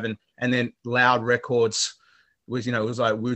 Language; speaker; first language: English; native; English